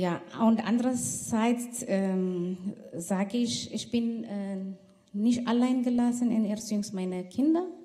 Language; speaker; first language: German; non-native, fluent; Tigrinya